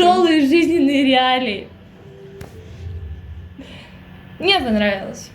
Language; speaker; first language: Russian; native; Russian